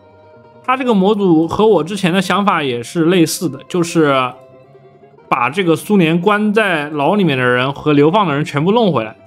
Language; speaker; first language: Chinese; native; Chinese